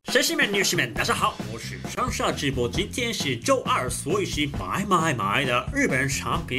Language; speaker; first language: Chinese; non-native, fluent; Japanese